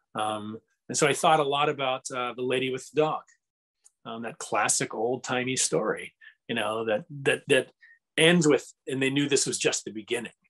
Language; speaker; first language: English; native; English